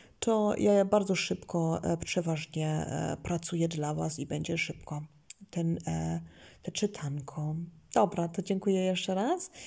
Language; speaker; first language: Polish; early bilingual, heritage; Polish